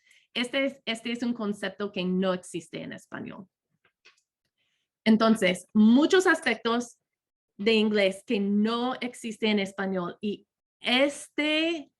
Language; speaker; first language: Spanish; non-native, fluent; English